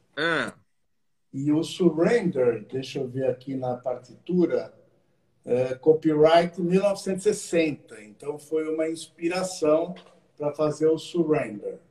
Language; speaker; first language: Portuguese; native; Portuguese